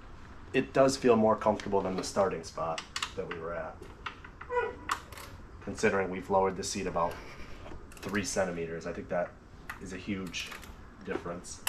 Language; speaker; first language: English; native; English